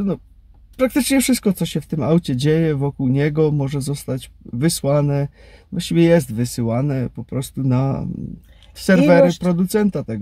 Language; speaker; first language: Polish; native; Polish